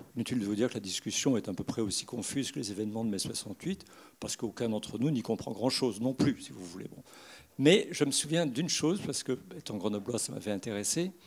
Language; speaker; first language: French; native; French